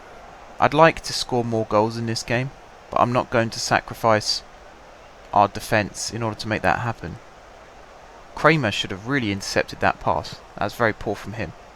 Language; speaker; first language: English; native; English